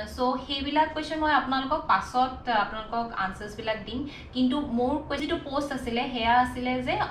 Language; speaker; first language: Assamese; non-native, local second language; Mising